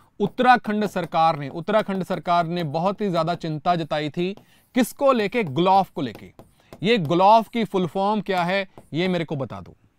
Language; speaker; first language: Hindi; non-native, local second language; Punjabi